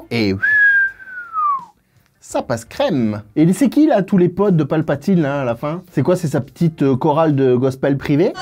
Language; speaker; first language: French; native; French